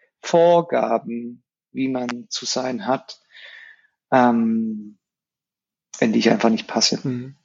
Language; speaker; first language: German; early bilingual, other home language; Spanish